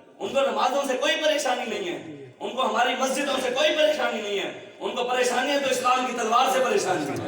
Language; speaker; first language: Urdu; non-native, local second language; Punjabi